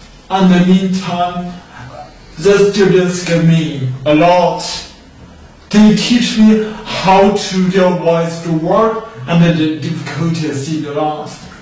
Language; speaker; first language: English; non-native, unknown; Chinese